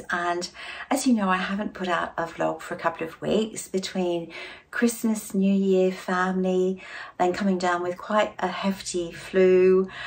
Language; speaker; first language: English; native; English